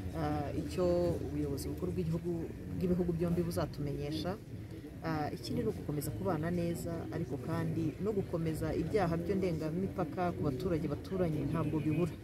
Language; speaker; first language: Kinyarwanda; native; Kinyarwanda